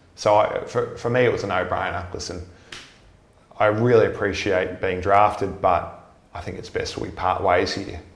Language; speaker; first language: English; native; English